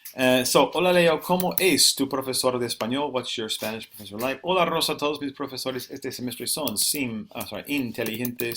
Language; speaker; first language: Spanish; non-native, fluent; English